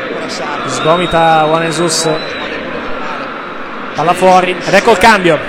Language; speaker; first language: Italian; native; Italian